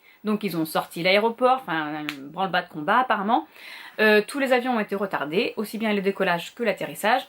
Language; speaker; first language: French; native; French